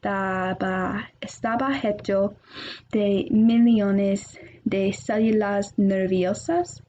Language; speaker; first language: Spanish; non-native, learner; English